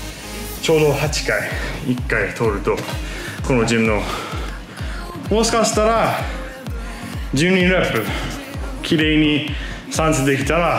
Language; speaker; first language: Japanese; non-native, fluent; English